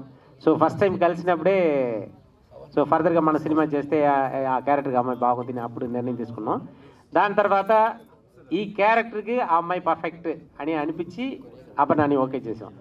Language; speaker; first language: Telugu; native; Telugu